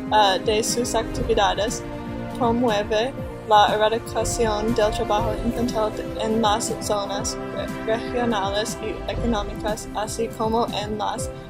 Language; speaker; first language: Spanish; non-native, learner; English